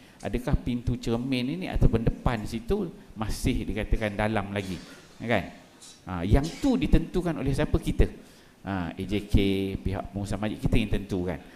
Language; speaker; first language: Malay; native; Malay